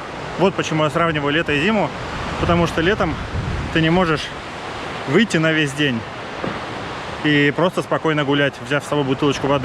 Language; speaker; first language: Russian; native; Russian